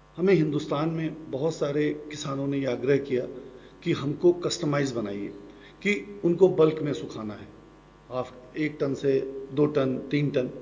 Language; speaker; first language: Hindi; native; Hindi